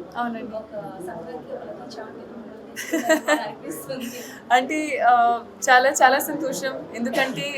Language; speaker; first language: Telugu; non-native, fluent; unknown